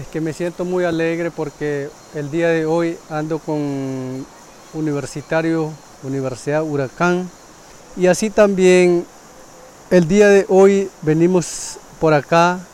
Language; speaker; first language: Spanish; non-native, local second language; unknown